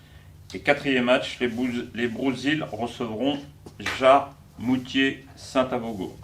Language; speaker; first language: French; native; French